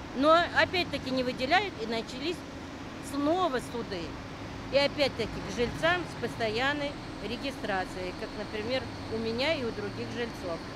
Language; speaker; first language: Russian; native; Russian